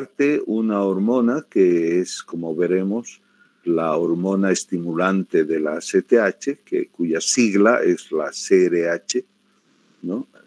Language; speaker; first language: Spanish; native; Spanish